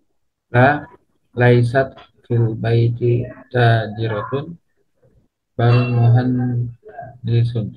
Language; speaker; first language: Arabic; non-native, learner; Indonesian